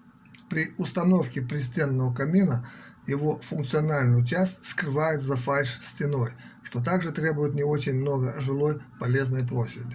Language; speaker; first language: Russian; native; Russian